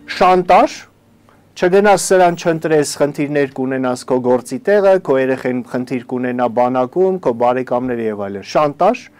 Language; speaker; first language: Armenian; native; Armenian